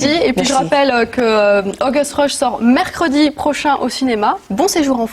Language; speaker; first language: French; native; French